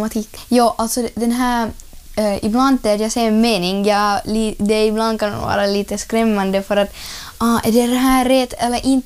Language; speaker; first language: Swedish; non-native, learner; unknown